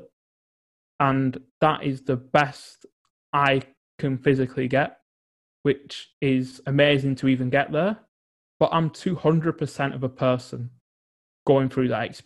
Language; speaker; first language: English; native; English